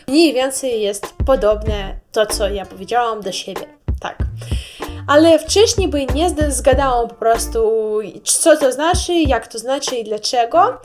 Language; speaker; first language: Polish; non-native, learner; Russian